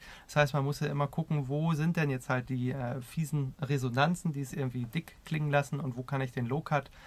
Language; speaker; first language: German; native; German